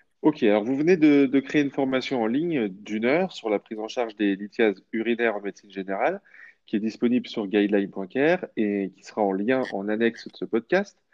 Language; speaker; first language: French; native; French